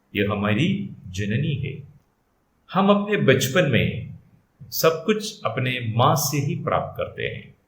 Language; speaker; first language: Hindi; non-native, local second language; Malayalam